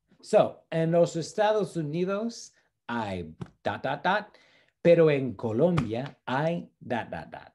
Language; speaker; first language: Spanish; non-native, fluent; English